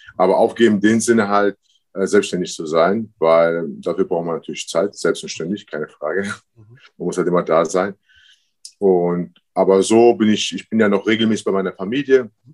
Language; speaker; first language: German; early bilingual, other home language; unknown